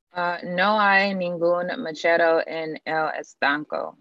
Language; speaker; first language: Spanish; non-native, learner; English